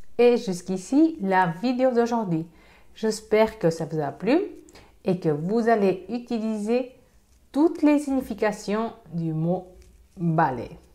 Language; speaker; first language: French; non-native, fluent; Spanish